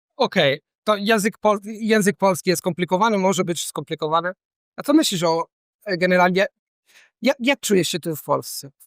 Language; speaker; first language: Polish; non-native, fluent; Italian